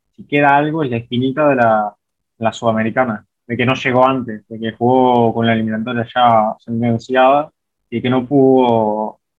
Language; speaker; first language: Spanish; native; Spanish